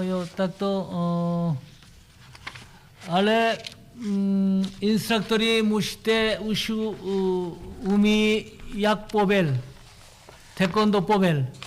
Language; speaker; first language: Czech; non-native, learner; Korean